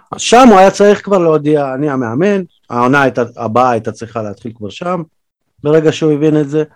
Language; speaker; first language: Hebrew; early bilingual, other home language; Russian